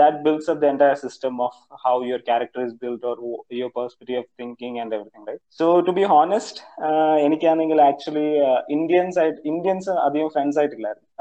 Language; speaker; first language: English; non-native, local second language; Malayalam